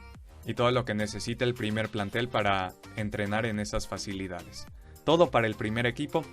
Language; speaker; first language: Spanish; native; Spanish